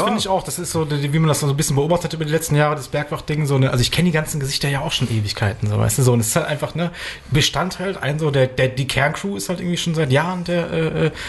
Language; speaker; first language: German; native; German